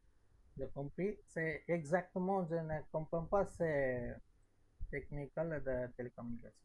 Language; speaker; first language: French; non-native, learner; Tamil